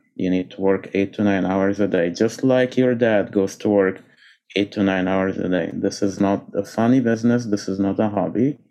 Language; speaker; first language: English; non-native, fluent; Arabic